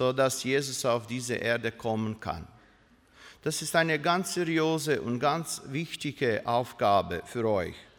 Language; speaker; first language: German; non-native, learner; Croatian